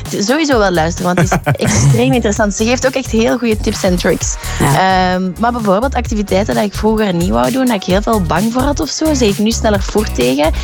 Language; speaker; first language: Dutch; native; Dutch